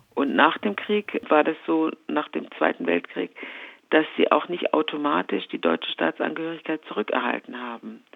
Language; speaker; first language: German; native; German